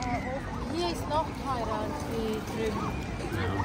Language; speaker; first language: German; non-native, learner; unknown